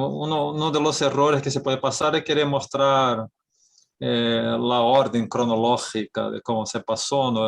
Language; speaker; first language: Spanish; non-native, fluent; Portuguese